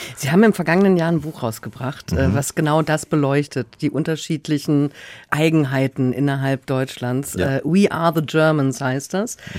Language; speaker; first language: German; native; German